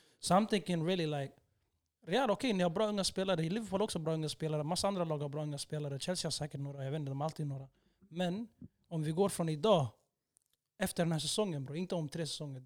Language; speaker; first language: Swedish; early bilingual, other home language; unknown